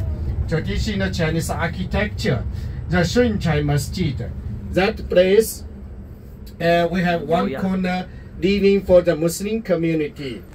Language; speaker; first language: English; non-native, learner; Chinese